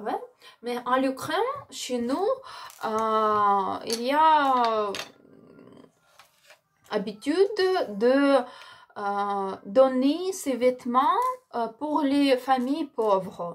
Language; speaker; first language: French; non-native, learner; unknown